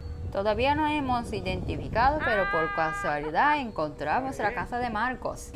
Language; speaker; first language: Spanish; non-native, learner; Japanese